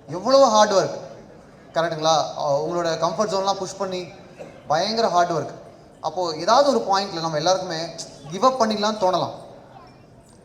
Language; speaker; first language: Tamil; native; Tamil